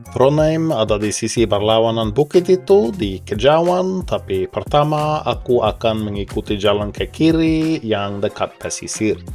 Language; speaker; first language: Indonesian; non-native, fluent; Norwegian